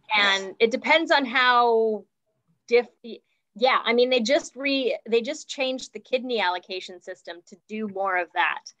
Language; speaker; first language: English; native; English